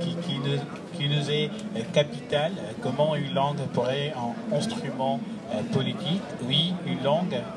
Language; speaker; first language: French; non-native, fluent; Arabic